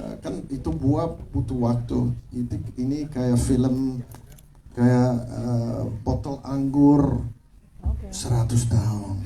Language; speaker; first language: Indonesian; non-native, fluent; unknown